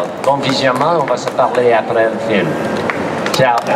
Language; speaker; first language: French; non-native, local second language; English